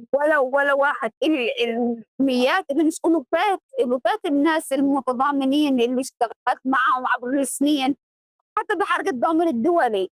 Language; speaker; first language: Arabic; early bilingual, heritage; Arabic